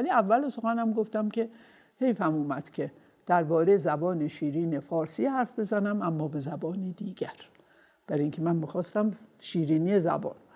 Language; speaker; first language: Persian; non-native, local second language; Azerbaijani